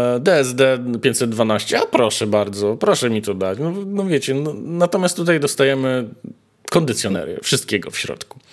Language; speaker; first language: Polish; native; Polish